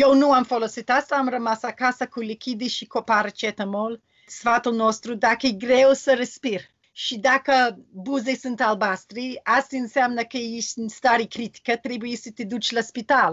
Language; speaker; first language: Romanian; non-native, learner; English